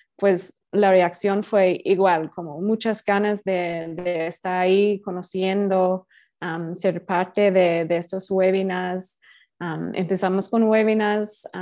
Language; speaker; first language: Spanish; non-native, fluent; English